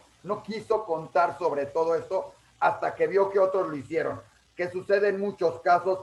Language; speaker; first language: Spanish; native; Spanish